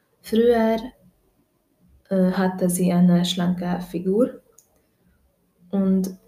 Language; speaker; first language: German; non-native, learner; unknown